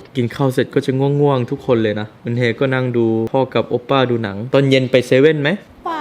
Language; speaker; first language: Thai; non-native, fluent; Korean